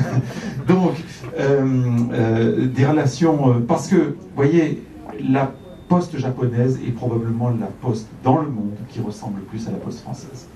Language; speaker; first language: French; native; French